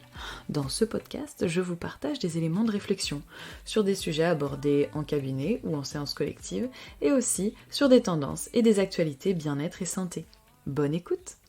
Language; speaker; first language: French; native; French